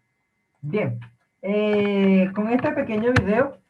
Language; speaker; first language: Spanish; native; Spanish